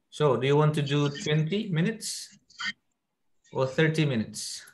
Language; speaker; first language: English; non-native, fluent; Indonesian